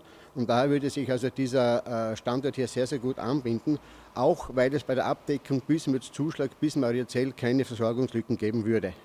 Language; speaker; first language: German; native; German